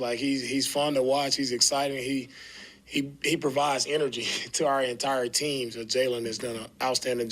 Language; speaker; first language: English; native; English